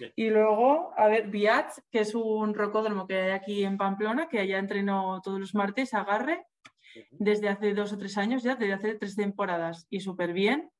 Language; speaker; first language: Spanish; native; Spanish